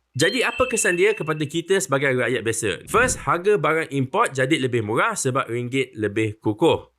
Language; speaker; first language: Malay; native; Malay